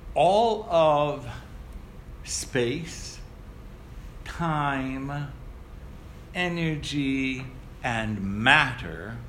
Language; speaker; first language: English; early bilingual, other home language; Ukrainian